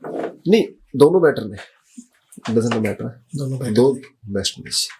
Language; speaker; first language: Punjabi; native; Punjabi